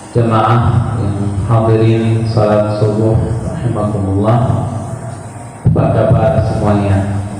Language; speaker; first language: Indonesian; non-native, learner; Arabic